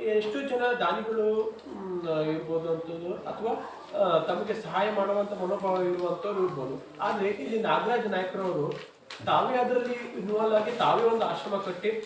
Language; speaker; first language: Kannada; native; Kannada